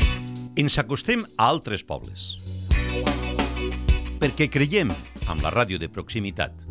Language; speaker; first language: Catalan; native; Catalan